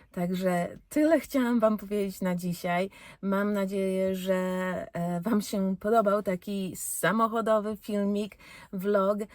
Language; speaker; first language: Polish; early bilingual, heritage; Polish